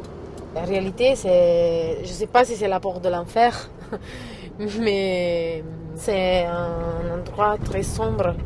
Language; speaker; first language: French; non-native, fluent; Italian